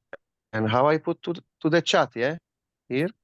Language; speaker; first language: English; non-native, learner; Slovak